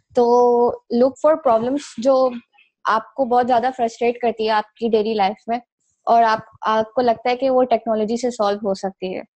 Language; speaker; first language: Urdu; native; Urdu